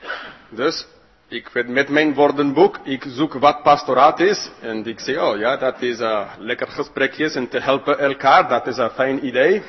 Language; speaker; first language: Dutch; non-native, fluent; English